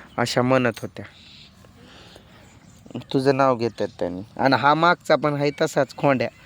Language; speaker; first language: Marathi; non-native, local second language; Lambadi